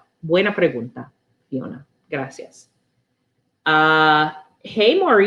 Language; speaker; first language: Spanish; non-native, learner; English